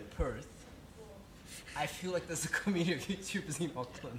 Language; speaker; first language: English; non-native, fluent; Portuguese